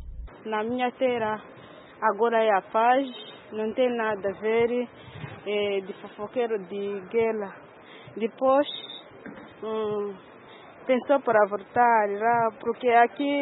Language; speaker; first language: Portuguese; non-native, local second language; Kinyarwanda